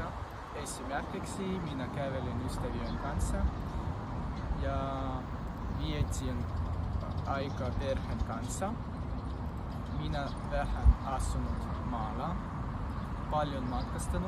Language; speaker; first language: Finnish; non-native, learner; Russian